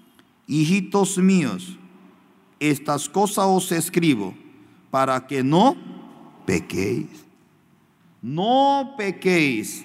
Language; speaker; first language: Spanish; non-native, fluent; Korean